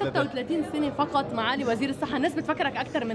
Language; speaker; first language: Arabic; native; Arabic